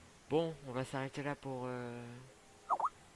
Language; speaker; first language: French; native; French